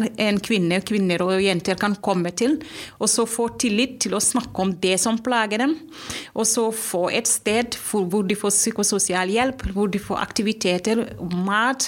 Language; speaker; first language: Norwegian; non-native, fluent; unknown